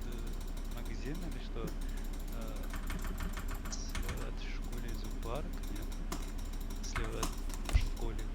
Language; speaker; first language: Russian; non-native, learner; English